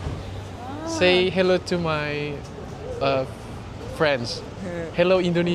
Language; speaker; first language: English; non-native, learner; Indonesian